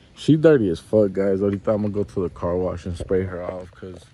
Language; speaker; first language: English; early bilingual, other home language; Spanish